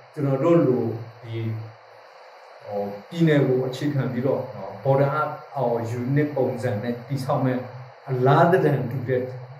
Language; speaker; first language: Burmese; non-native, local second language; S'gaw Karen